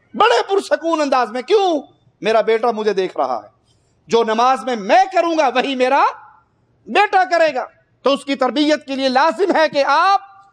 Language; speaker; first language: Urdu; non-native, local second language; Punjabi